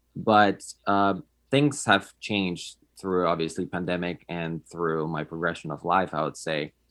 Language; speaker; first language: English; non-native, fluent; Polish